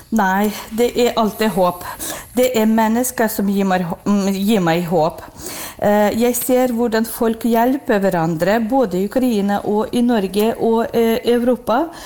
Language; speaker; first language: Norwegian; non-native, fluent; Ukrainian